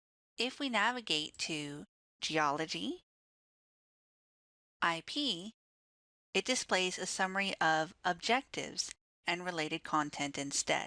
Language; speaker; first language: English; native; English